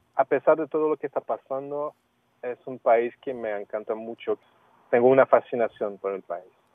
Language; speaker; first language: Spanish; non-native, fluent; French